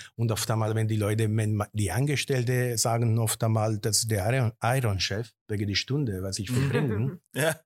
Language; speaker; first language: German; non-native, fluent; Italian